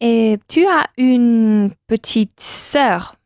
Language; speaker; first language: French; non-native, learner; Spanish